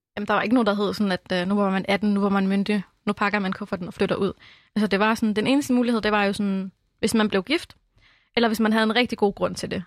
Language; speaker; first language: Danish; early bilingual, other home language; Arabic